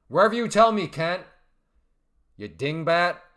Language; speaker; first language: English; native; English